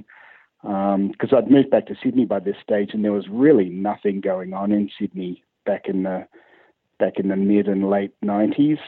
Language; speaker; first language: English; native; English